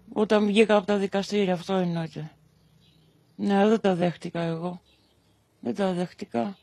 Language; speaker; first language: Greek; native; Greek